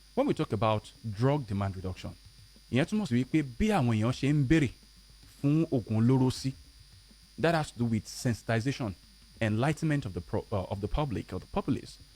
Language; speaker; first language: English; non-native, local second language; Yoruba